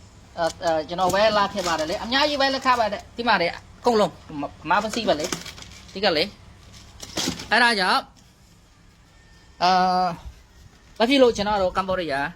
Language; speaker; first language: Burmese; non-native, learner; Khmer